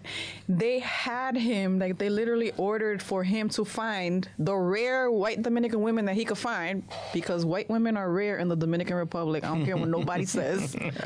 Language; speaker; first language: English; non-native, fluent; Spanish